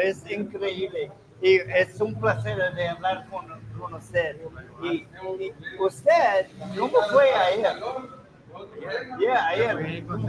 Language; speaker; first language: Spanish; non-native, learner; English